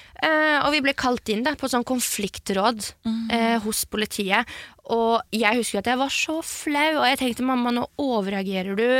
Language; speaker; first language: Norwegian; early bilingual, other home language; French